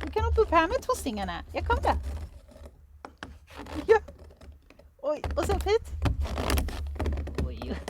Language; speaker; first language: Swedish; native; Swedish